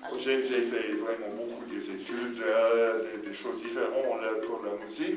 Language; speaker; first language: French; non-native, fluent; English